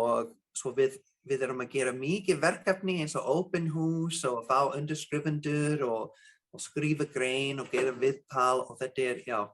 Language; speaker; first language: Icelandic; non-native, learner; English